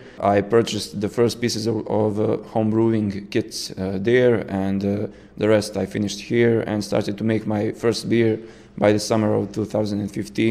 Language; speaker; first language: English; non-native, fluent; Serbian